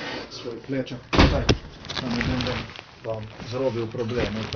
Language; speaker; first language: Polish; non-native, learner; Slovenian